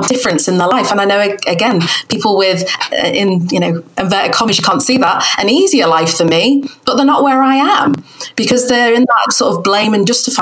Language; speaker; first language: English; native; English